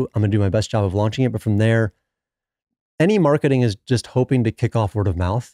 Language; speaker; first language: English; native; English